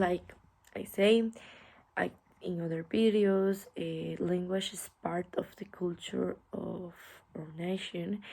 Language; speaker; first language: English; non-native, learner; Spanish